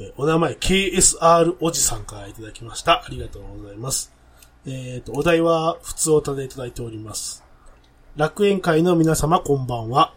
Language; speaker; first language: Japanese; native; Japanese